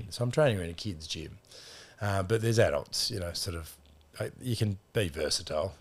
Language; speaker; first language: English; native; English